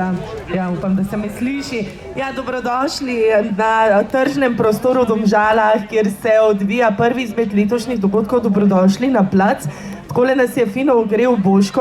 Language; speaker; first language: Slovenian; native; Slovenian